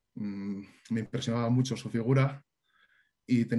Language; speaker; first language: Spanish; native; Spanish